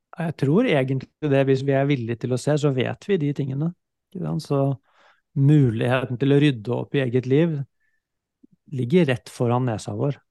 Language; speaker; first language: Norwegian; native; Norwegian